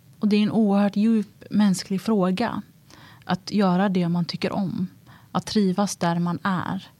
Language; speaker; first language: Swedish; early bilingual, other home language; Tigrinya